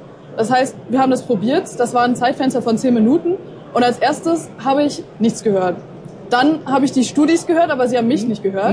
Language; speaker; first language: German; native; German